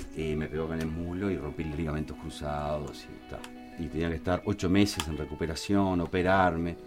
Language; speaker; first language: Spanish; native; Spanish